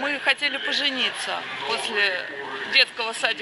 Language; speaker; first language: Russian; native; Russian